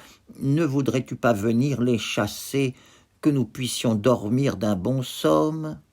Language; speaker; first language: French; native; French